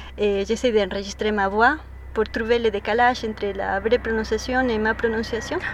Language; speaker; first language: French; non-native, fluent; Spanish